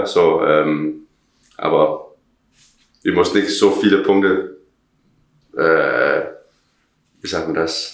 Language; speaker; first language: German; non-native, learner; Danish